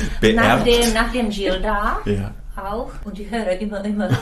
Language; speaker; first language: German; non-native, learner; Czech